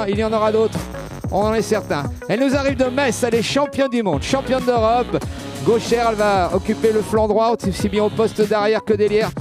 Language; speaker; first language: French; native; French